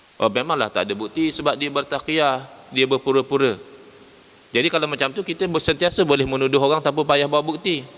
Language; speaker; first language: Malay; native; Malay